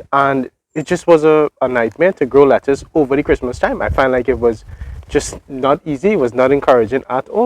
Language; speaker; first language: English; native; English